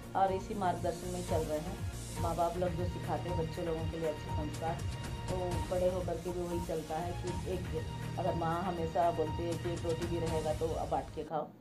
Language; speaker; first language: Hindi; native; Hindi